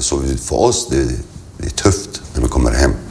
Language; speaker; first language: Swedish; early bilingual, other home language; Kurdish